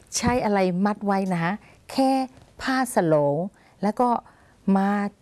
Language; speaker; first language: Thai; non-native, fluent; Burmese